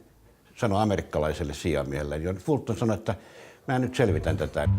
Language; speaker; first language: Finnish; native; Finnish